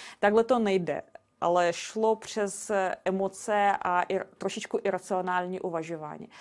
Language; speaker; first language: Czech; non-native, fluent; Russian